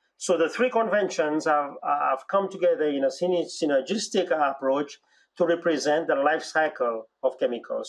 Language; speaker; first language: English; non-native, local second language; Seselwa Creole French